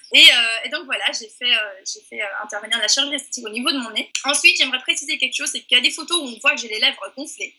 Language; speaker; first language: French; early bilingual, other home language; Persian